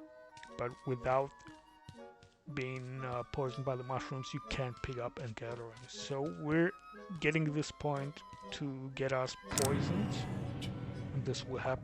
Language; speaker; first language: English; non-native, fluent; German